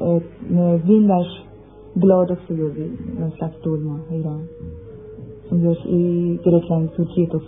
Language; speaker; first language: Swedish; non-native, fluent; Persian